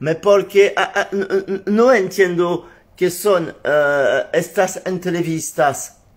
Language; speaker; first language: Spanish; non-native, learner; French